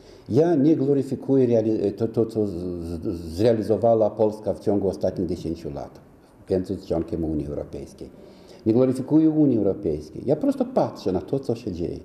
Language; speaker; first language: Polish; non-native, fluent; Romanian